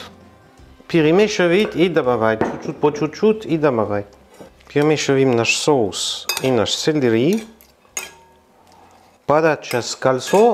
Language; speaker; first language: Russian; non-native, learner; French